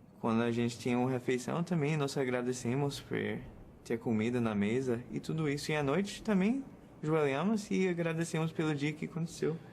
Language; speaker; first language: Portuguese; non-native, fluent; English